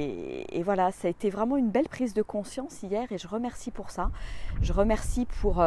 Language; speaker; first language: French; native; French